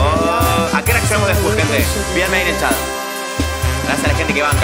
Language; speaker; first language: Spanish; native; Spanish